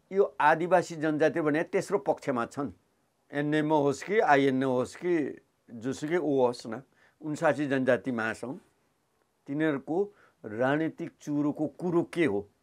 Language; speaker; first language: Nepali; non-native, local second language; Limbu